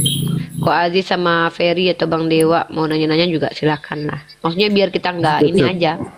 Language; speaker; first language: Indonesian; native; Indonesian